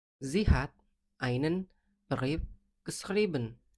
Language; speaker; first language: German; non-native, fluent; Indonesian